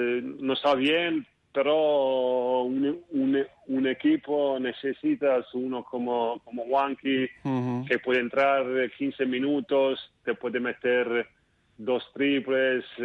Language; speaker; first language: Spanish; non-native, fluent; Italian